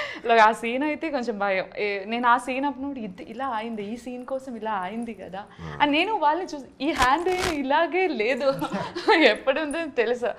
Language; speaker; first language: Telugu; non-native, learner; Malayalam